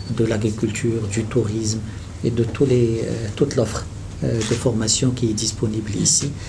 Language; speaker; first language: French; non-native, local second language; Arabic